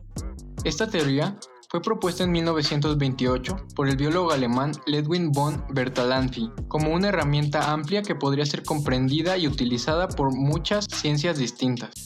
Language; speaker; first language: Spanish; native; Spanish